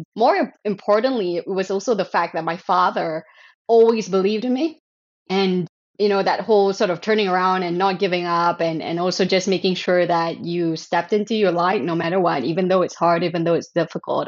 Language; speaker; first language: English; non-native, local second language; Chinese